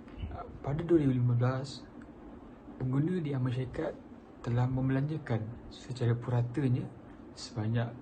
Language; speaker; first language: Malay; native; Malay